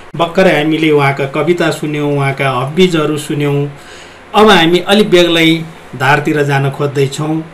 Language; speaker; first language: Nepali; non-native, local second language; Newari